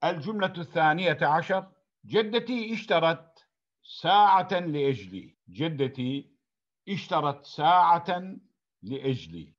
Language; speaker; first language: Arabic; non-native, fluent; Turkish